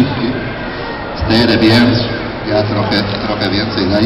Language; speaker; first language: Polish; non-native, learner; Spanish